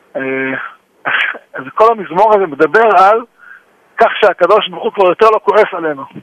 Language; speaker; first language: Hebrew; native; Hebrew